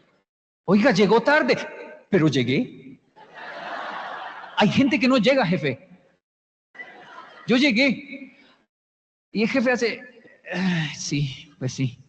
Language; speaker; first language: Spanish; native; Spanish